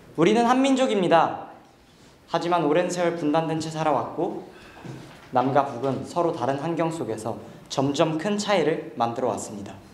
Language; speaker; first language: Korean; early bilingual, heritage; Korean